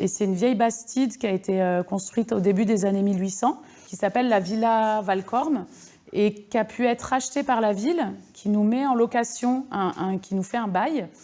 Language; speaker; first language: French; native; French